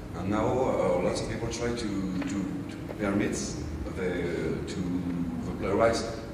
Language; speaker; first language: English; non-native, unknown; French